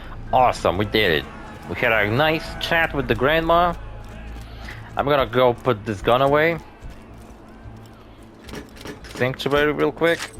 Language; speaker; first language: English; non-native, fluent; Polish